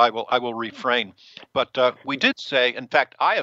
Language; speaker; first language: English; native; English